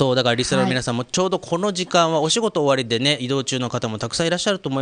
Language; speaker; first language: Japanese; native; Japanese